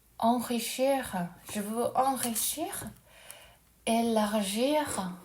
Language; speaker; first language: French; non-native, learner; Japanese